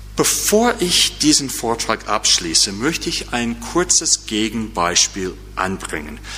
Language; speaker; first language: German; non-native, fluent; English